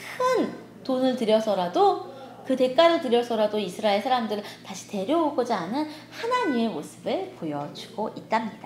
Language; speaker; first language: Korean; native; Korean